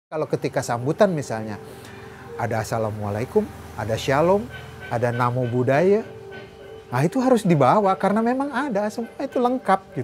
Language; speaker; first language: Indonesian; native; Indonesian